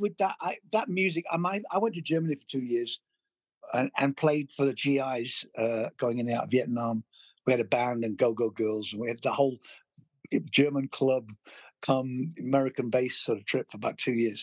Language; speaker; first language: English; native; English